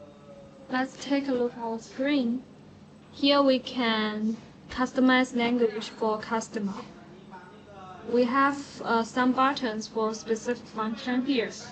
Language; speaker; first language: English; non-native, learner; Chinese